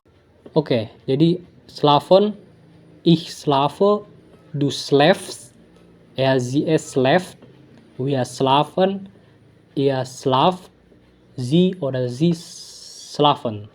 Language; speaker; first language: German; non-native, fluent; Indonesian